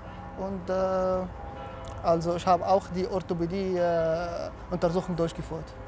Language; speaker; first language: German; non-native, fluent; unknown